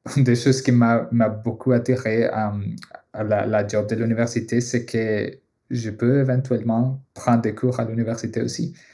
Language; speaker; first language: French; non-native, fluent; Spanish